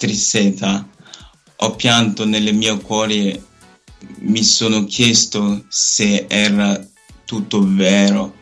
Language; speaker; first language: Italian; non-native, learner; Nigerian Pidgin